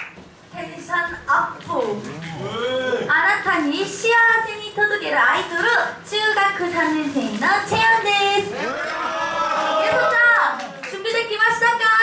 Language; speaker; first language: Japanese; non-native, learner; Korean